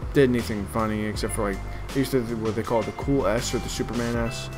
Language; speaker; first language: English; native; English